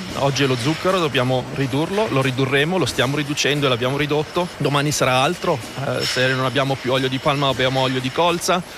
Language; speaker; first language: Italian; native; Italian